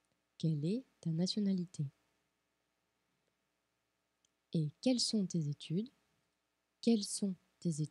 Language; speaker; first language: French; non-native, fluent; Portuguese